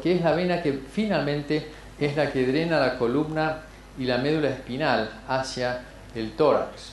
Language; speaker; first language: Spanish; native; Spanish